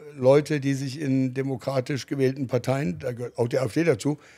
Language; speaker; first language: German; early bilingual, other home language; English